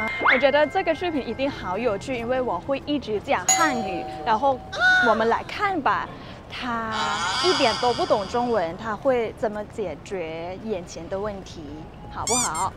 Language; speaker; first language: Chinese; non-native, fluent; Thai